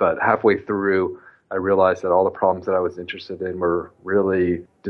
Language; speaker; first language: English; native; English